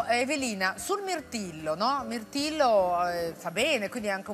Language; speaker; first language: Italian; native; Italian